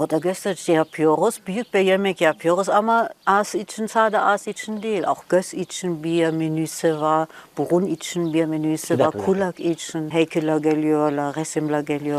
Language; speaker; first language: Turkish; non-native, learner; German